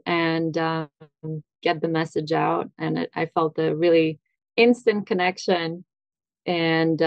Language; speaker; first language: English; early bilingual, other home language; Russian